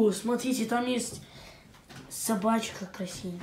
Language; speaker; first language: Russian; early bilingual, heritage; English